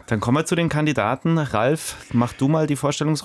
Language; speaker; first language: German; native; German